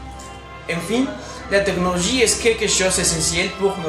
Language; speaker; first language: French; non-native, learner; Spanish